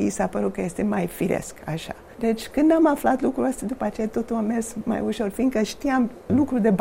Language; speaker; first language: Romanian; non-native, fluent; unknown